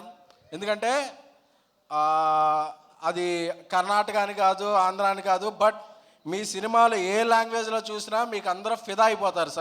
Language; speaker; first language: Telugu; native; Telugu